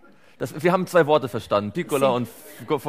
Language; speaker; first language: German; native; German